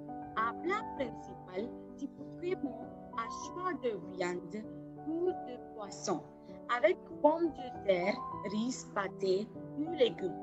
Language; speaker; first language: French; non-native, learner; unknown